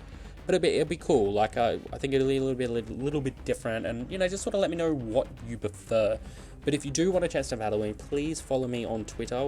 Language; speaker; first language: English; native; English